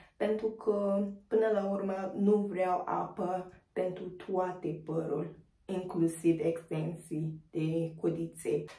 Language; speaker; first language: Romanian; non-native, learner; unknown